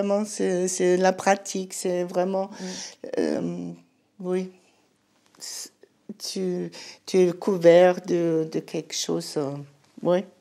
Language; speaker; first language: French; non-native, learner; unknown